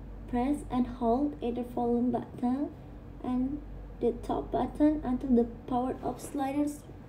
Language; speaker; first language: English; non-native, fluent; Indonesian